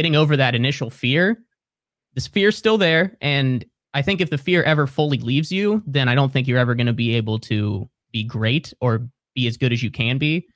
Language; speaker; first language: English; native; English